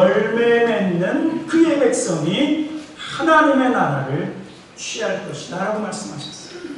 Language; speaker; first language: Korean; native; Korean